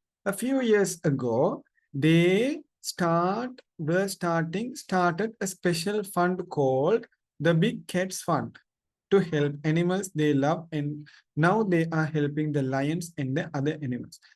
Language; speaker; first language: English; non-native, local second language; Tamil